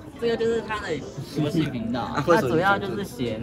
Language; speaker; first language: Chinese; native; Chinese